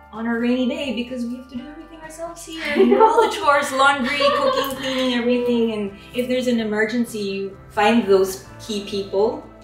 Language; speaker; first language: English; non-native, local second language; Filipino